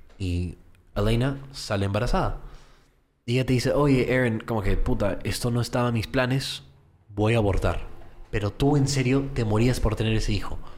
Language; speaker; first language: Spanish; early bilingual, heritage; Spanish